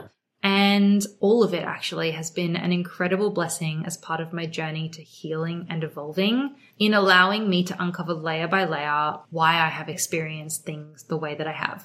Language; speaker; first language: English; native; English